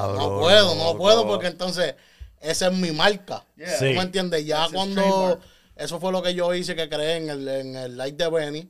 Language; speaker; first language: Spanish; native; Spanish